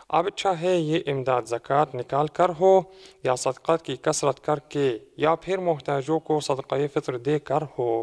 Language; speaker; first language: Urdu; non-native, fluent; Arabic